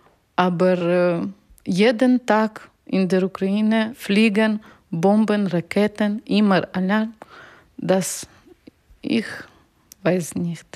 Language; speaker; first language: German; non-native, learner; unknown